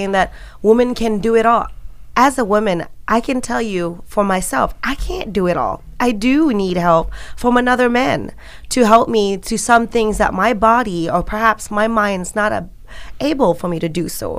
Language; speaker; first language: English; non-native, local second language; Malay